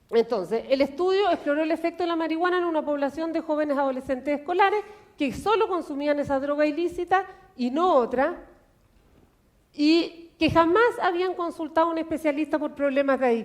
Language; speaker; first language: Spanish; native; Spanish